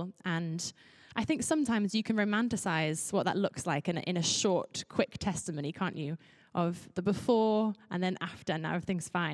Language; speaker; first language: English; native; English